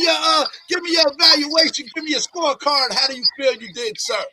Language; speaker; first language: English; native; English